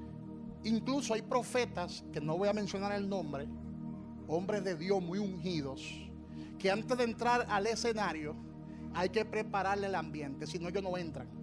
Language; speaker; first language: Spanish; native; Spanish